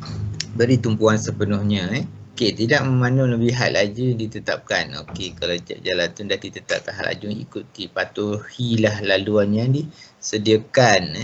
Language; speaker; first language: Malay; native; Malay